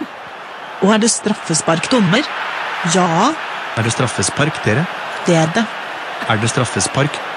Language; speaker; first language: Norwegian; non-native, fluent; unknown